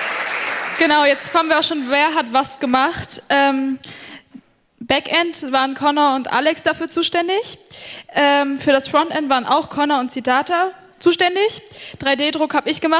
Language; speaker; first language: German; native; German